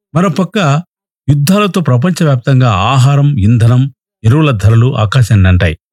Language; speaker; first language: Telugu; native; Telugu